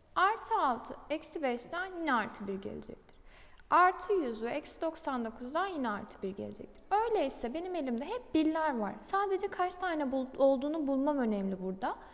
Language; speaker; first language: Turkish; native; Turkish